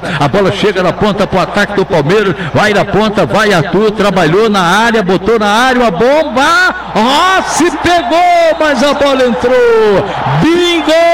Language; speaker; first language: Portuguese; native; Portuguese